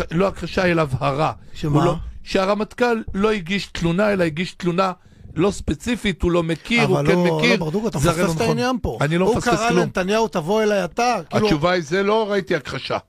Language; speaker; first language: Hebrew; native; Hebrew